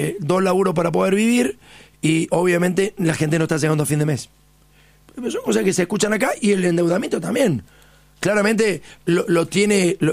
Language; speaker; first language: Spanish; native; Spanish